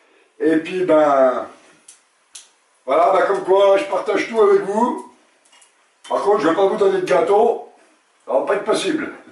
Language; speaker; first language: French; native; French